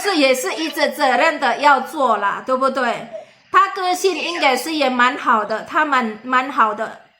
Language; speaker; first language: Chinese; non-native, fluent; Indonesian